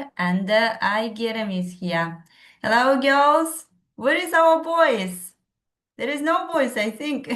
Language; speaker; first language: English; non-native, fluent; Kazakh